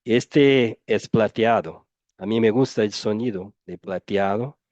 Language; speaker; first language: Spanish; non-native, fluent; Portuguese